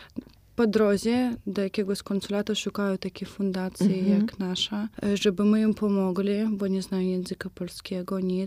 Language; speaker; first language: Polish; non-native, fluent; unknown